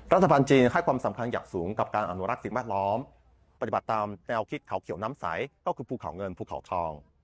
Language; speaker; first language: Thai; non-native, fluent; Chinese